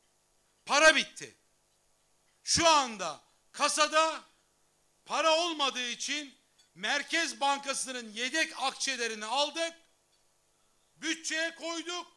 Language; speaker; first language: Turkish; native; Turkish